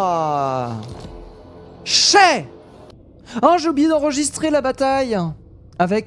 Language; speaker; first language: French; native; French